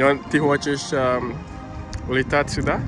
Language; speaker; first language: Russian; non-native, learner; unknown